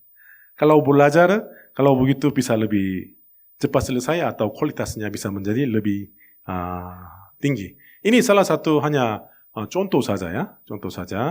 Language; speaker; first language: Indonesian; non-native, fluent; Korean